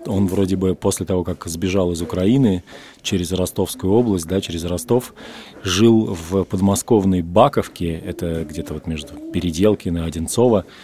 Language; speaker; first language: Russian; native; Russian